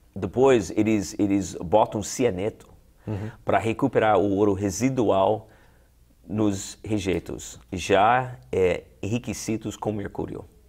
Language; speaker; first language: Portuguese; non-native, fluent; English